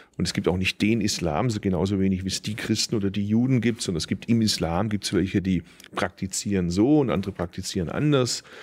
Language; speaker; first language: German; early bilingual, other home language; Turkish